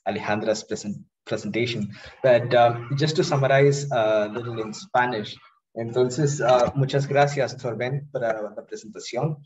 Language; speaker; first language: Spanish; non-native, fluent; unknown